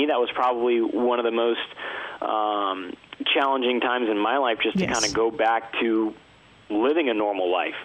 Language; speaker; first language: English; native; English